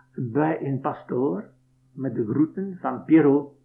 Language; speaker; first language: Dutch; non-native, fluent; Polish